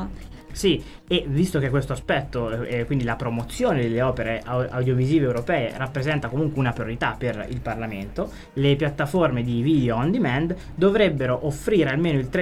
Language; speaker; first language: Italian; native; Italian